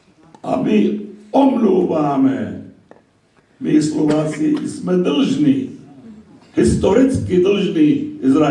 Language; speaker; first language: Slovak; non-native, fluent; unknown